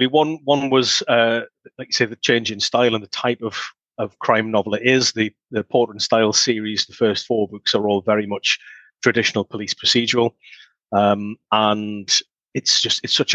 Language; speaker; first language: English; native; English